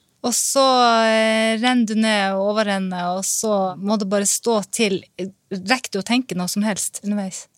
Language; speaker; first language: Norwegian; native; Norwegian